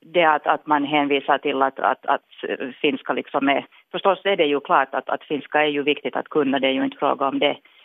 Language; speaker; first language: Swedish; native; Swedish